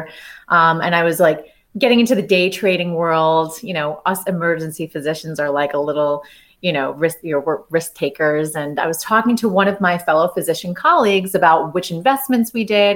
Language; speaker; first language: English; native; English